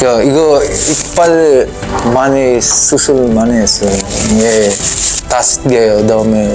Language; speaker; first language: Korean; non-native, learner; Filipino